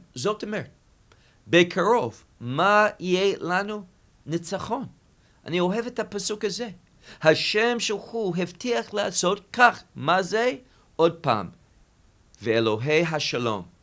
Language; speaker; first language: Hebrew; non-native, fluent; English